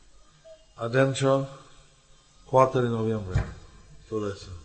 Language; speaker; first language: Spanish; non-native, learner; English